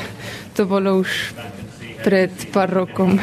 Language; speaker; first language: Slovak; early bilingual, heritage; Slovak